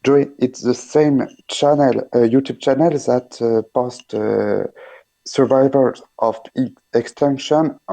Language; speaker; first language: English; non-native, learner; French